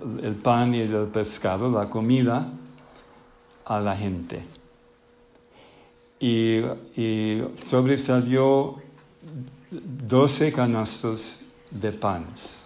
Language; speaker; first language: Spanish; non-native, fluent; English